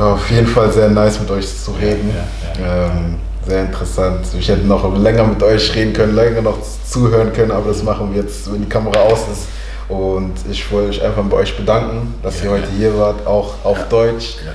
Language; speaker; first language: German; early bilingual, other home language; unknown